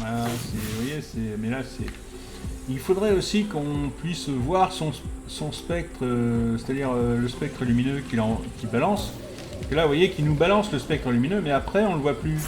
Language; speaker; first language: French; native; French